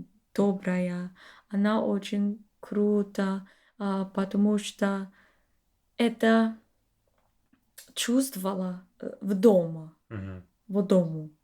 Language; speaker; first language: Russian; non-native, learner; English